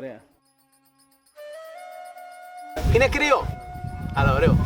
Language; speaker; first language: Greek; native; Greek